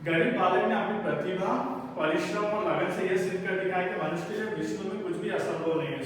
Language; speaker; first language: Hindi; non-native, local second language; Telugu